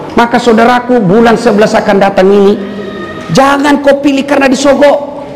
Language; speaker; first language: Indonesian; non-native, local second language; Buginese